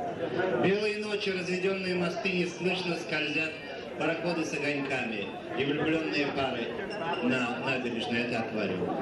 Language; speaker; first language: Russian; native; Russian